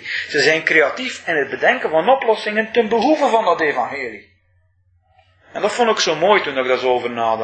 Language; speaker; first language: Dutch; native; Dutch